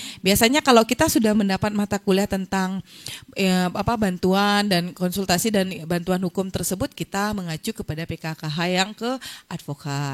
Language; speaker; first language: Indonesian; native; Indonesian